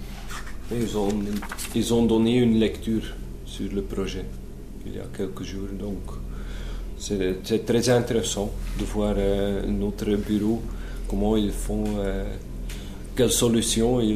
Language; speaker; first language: French; non-native, local second language; Dutch